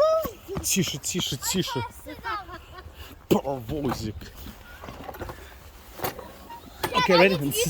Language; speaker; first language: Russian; native; Russian